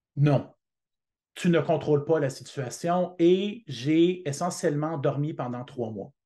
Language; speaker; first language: French; native; French